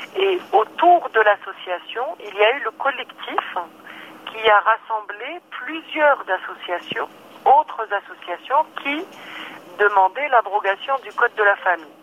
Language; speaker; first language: French; non-native, local second language; Arabic